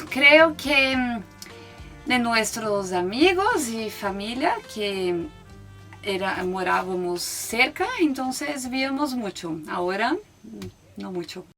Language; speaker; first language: Spanish; non-native, learner; Portuguese